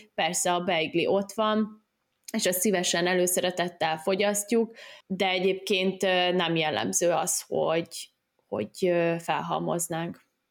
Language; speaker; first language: Hungarian; early bilingual, heritage; Hungarian